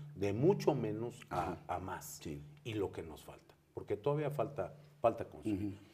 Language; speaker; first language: Spanish; native; Spanish